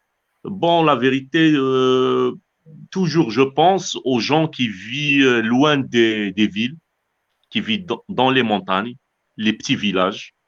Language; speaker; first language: French; non-native, local second language; Arabic